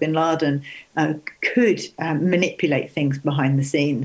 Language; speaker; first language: English; native; English